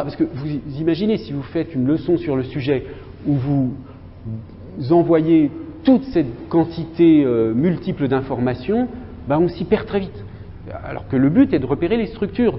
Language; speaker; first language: French; native; French